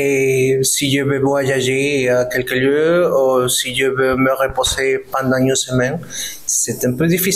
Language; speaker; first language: French; non-native, fluent; Spanish